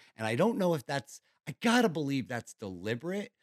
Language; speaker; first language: English; native; English